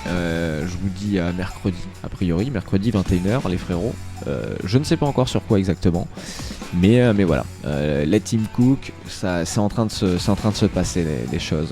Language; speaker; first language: French; native; French